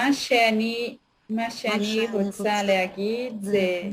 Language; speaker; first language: Hebrew; non-native, learner; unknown